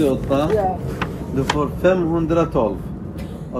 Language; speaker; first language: Swedish; non-native, learner; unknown